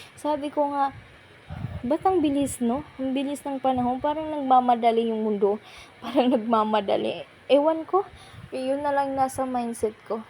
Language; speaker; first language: Filipino; non-native, local second language; Waray